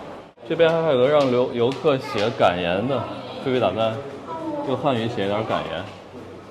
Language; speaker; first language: Chinese; native; Chinese